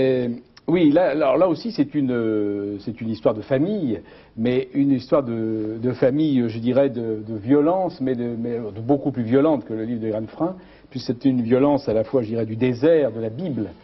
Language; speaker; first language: French; native; French